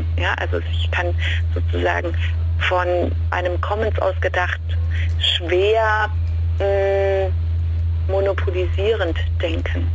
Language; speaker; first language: German; native; German